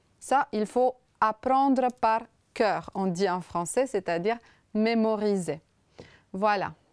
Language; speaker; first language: French; non-native, fluent; Romanian